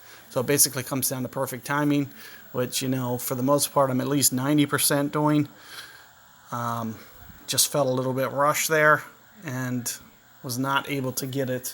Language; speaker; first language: English; native; English